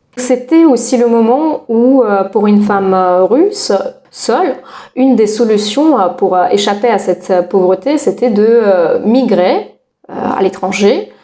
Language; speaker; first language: French; non-native, fluent; Russian